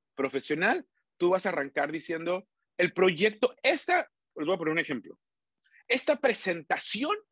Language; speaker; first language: Spanish; native; Spanish